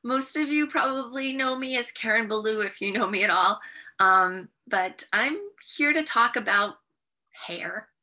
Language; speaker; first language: English; native; English